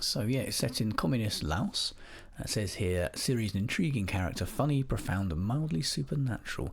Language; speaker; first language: English; native; English